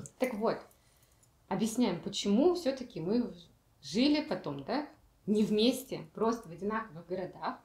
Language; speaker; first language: Russian; native; Russian